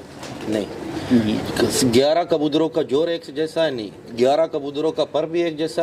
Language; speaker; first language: Hindi; non-native, learner; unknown